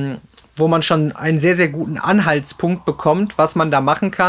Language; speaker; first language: German; native; German